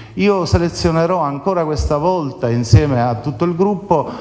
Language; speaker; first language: Italian; native; Italian